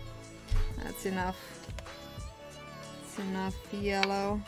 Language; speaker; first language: English; non-native, fluent; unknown